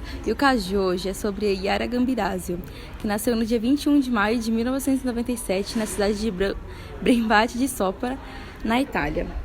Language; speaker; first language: Portuguese; native; Portuguese